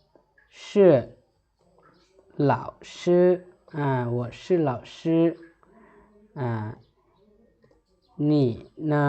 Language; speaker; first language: Chinese; non-native, fluent; Lao